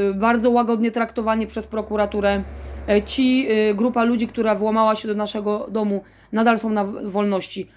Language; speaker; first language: Polish; native; Polish